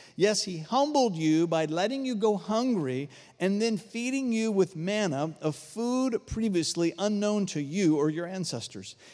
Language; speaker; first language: English; native; English